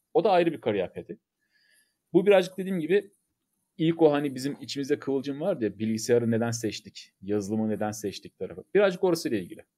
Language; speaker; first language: Turkish; native; Turkish